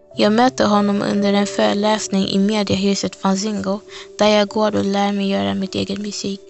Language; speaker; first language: Swedish; early bilingual, other home language; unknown